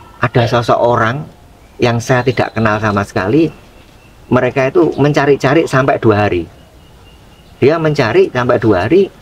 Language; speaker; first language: Indonesian; non-native, local second language; Javanese